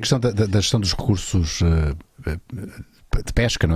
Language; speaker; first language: Portuguese; native; Portuguese